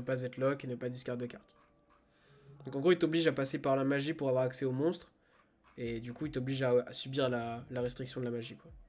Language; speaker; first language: French; native; French